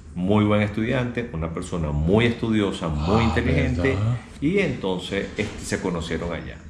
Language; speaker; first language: Spanish; early bilingual, other home language; Japanese